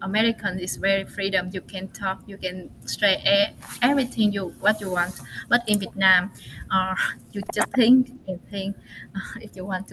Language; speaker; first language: English; non-native, learner; Vietnamese